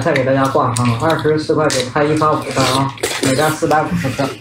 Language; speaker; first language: Chinese; native; Chinese